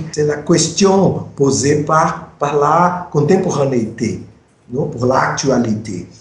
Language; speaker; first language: French; non-native, fluent; Portuguese